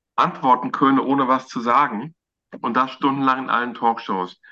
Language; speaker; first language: German; native; German